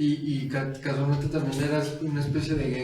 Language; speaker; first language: Spanish; native; Spanish